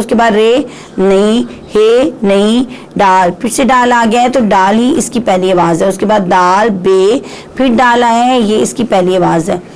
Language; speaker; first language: Urdu; non-native, local second language; Punjabi